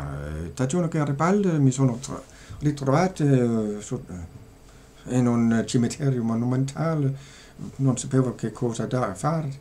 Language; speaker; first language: Italian; non-native, learner; Danish